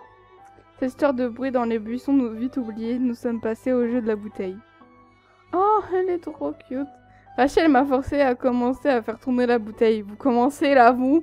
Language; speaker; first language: French; native; French